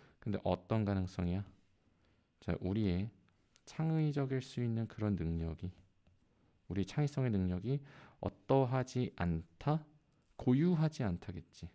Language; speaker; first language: Korean; native; Korean